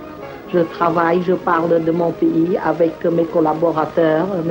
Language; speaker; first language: French; non-native, local second language; Khmer